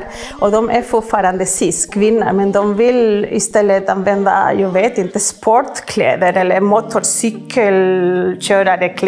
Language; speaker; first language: Swedish; non-native, fluent; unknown